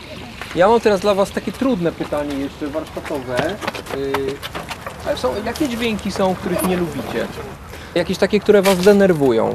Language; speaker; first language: Polish; native; Polish